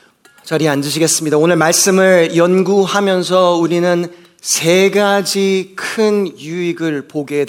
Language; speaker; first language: Korean; native; Korean